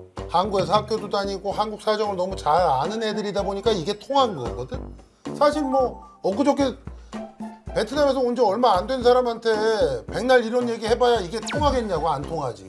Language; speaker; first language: Korean; native; Korean